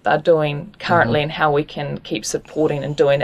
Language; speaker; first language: English; native; English